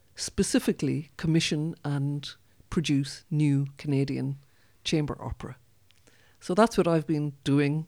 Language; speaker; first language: English; non-native, local second language; Irish